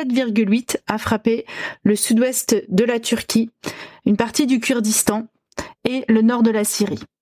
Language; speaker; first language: French; native; French